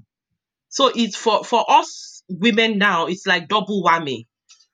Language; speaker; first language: English; non-native, local second language; Yoruba